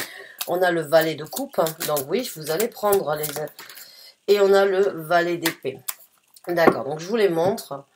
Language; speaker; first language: French; native; French